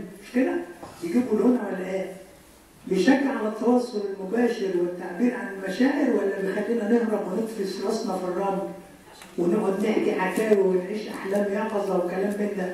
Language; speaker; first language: Arabic; native; Arabic